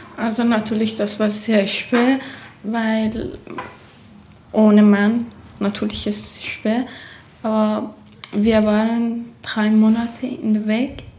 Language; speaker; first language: German; non-native, learner; Persian